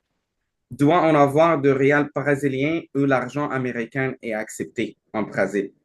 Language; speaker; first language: French; non-native, learner; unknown